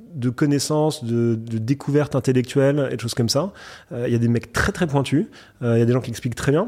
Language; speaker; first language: French; native; French